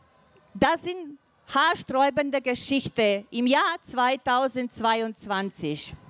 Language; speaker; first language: German; non-native, fluent; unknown